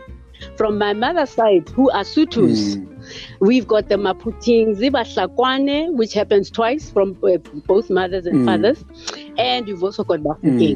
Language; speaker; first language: English; non-native, local second language; Xhosa